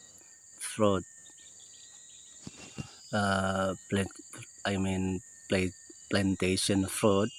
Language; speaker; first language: English; non-native, learner; Indonesian